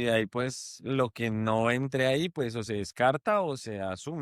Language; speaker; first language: Spanish; native; Spanish